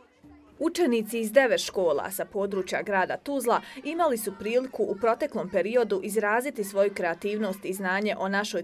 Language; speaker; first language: Bosnian; native; Bosnian